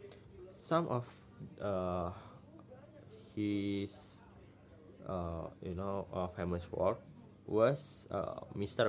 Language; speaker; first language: English; non-native, learner; Indonesian